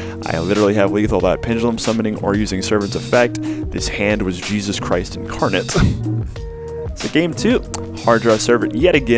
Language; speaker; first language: English; native; English